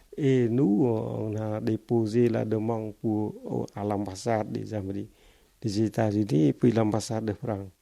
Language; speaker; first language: French; non-native, fluent; Khmer